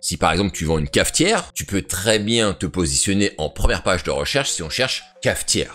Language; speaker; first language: French; native; French